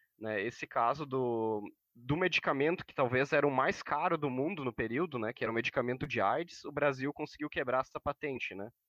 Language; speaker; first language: Portuguese; native; Portuguese